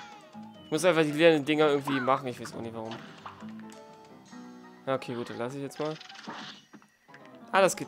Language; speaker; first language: German; native; German